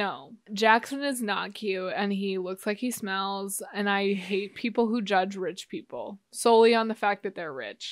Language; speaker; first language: English; native; English